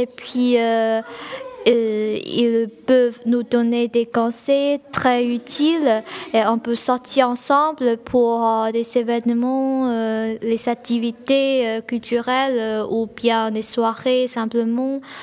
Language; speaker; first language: French; non-native, fluent; Chinese